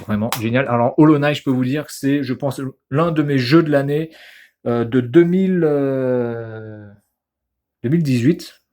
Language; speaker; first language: French; native; French